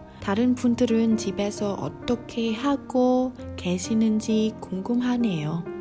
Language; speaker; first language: Korean; non-native, learner; Vietnamese